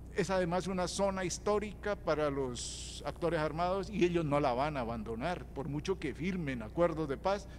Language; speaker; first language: Spanish; native; Spanish